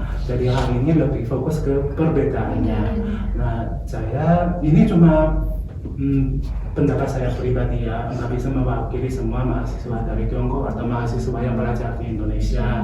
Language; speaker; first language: Indonesian; non-native, fluent; Chinese